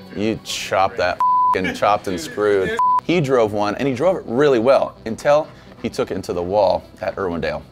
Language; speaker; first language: English; native; English